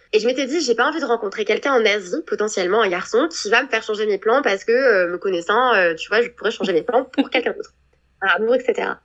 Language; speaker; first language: French; native; French